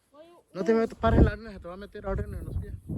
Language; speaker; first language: Spanish; native; Spanish